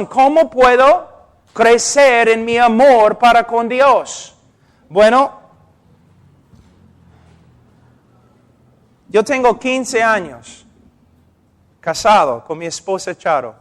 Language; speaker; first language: Spanish; non-native, fluent; English